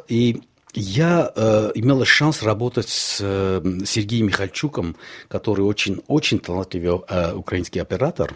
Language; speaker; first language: Russian; non-native, local second language; Armenian